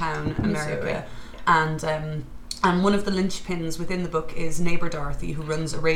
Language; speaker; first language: English; native; English